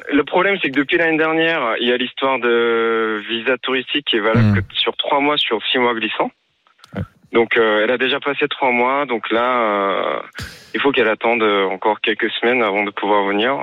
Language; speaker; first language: French; early bilingual, other home language; Korean